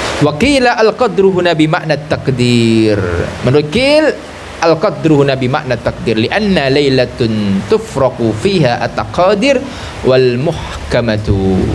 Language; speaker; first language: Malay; non-native, local second language; Javanese